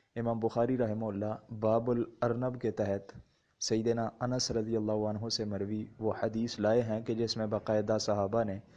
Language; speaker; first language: Urdu; non-native, local second language; Punjabi